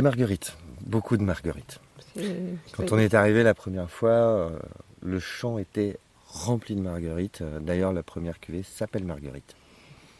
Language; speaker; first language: French; native; French